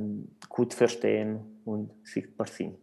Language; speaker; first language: German; non-native, local second language; Italian